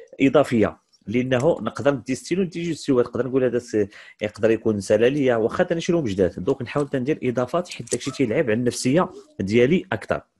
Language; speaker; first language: Arabic; native; Arabic